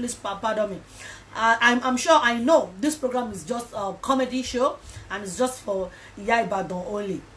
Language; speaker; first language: English; non-native, local second language; Yoruba